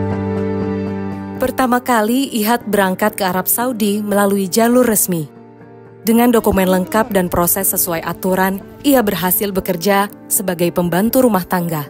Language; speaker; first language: Indonesian; native; Indonesian